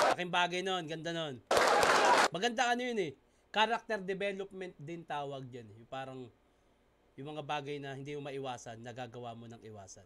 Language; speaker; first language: Filipino; native; Filipino